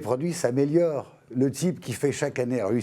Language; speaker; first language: French; native; French